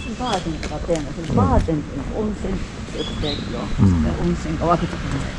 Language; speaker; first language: Japanese; native; Japanese